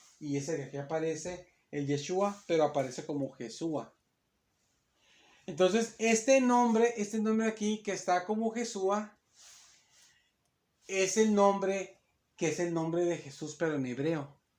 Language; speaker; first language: Spanish; native; Spanish